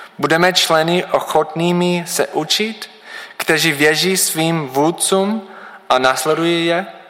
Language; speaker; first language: Czech; non-native, learner; English